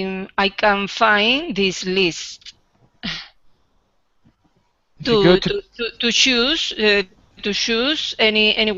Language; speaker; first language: English; non-native, learner; Spanish